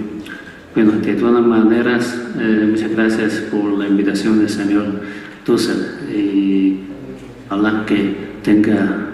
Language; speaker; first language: Spanish; non-native, learner; Chinese